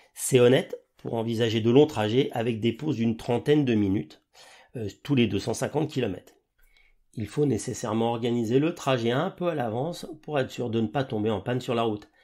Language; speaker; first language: French; native; French